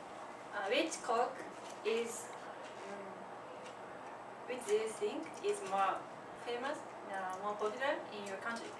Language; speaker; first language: English; non-native, learner; Japanese